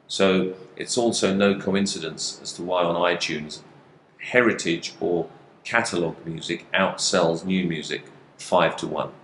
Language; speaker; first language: English; native; English